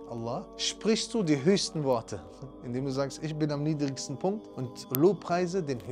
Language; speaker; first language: German; native; German